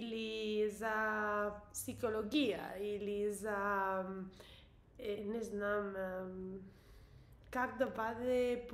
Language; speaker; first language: Bulgarian; non-native, learner; English